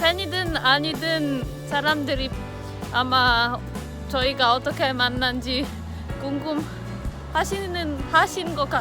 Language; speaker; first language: Korean; non-native, fluent; Polish